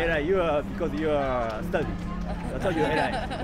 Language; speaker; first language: English; non-native, learner; Japanese